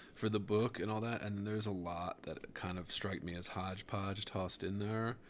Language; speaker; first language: English; native; English